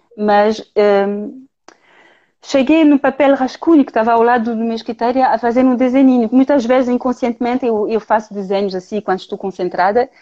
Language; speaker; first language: Portuguese; non-native, fluent; French